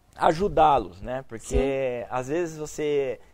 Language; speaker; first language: Portuguese; native; Portuguese